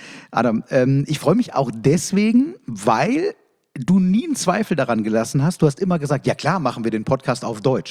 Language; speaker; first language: German; native; German